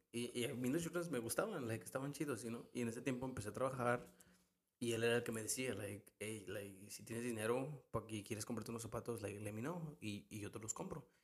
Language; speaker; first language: Spanish; early bilingual, heritage; Spanish